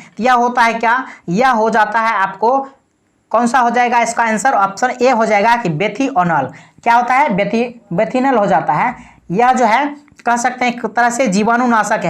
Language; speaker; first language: Hindi; native; Hindi